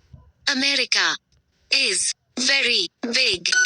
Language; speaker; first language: English; non-native, learner; Hindi